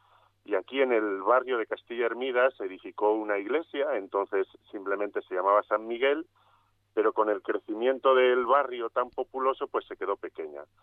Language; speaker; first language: Spanish; native; Spanish